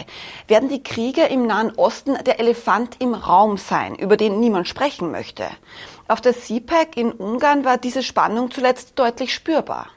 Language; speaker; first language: German; native; German